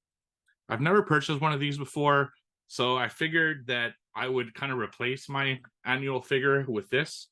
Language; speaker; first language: English; native; English